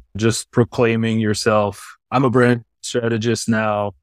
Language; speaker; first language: English; non-native, fluent; German